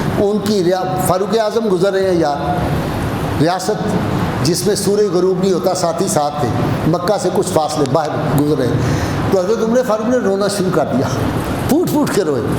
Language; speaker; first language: Urdu; non-native, local second language; Punjabi